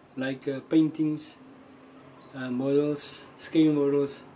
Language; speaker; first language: English; non-native, local second language; Afrikaans